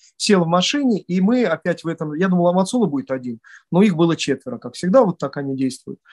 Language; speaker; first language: Russian; native; Russian